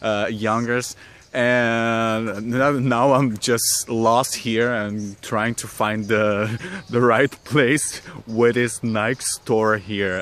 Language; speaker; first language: English; non-native, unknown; Portuguese